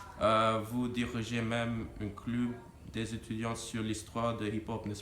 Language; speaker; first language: French; non-native, learner; English